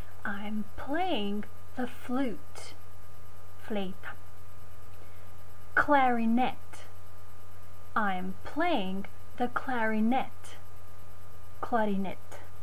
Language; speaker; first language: English; non-native, fluent; Macedonian